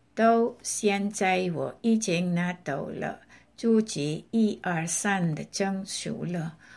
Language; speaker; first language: Chinese; non-native, learner; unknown